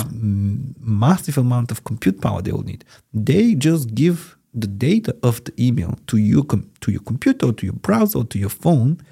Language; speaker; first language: English; non-native, fluent; Bulgarian